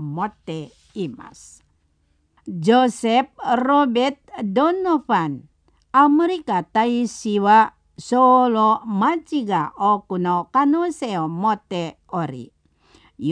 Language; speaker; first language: Japanese; non-native, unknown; Indonesian